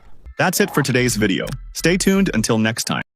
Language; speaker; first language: English; native; English